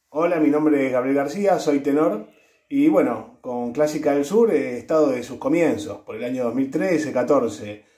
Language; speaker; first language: Spanish; native; Spanish